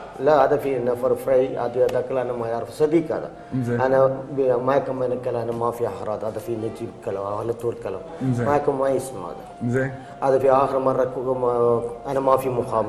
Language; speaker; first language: Arabic; non-native, learner; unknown